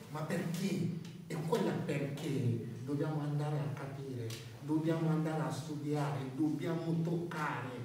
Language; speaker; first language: Italian; non-native, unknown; Bambara